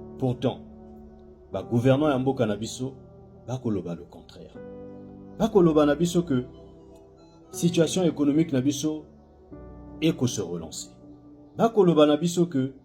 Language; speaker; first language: Lingala; native; Lingala